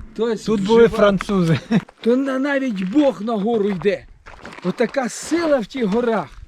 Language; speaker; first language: Ukrainian; non-native, local second language; Russian